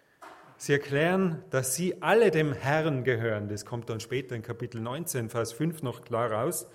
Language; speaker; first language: German; native; German